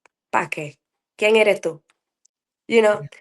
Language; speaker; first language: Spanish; early bilingual, heritage; Spanish